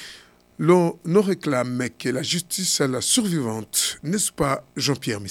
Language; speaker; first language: French; non-native, local second language; Rundi